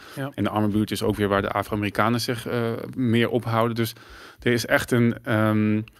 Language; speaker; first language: Dutch; early bilingual, other home language; English